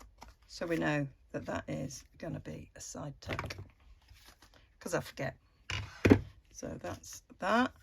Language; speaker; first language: English; native; English